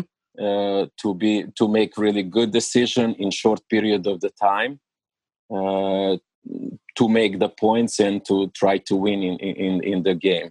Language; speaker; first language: English; non-native, learner; Serbian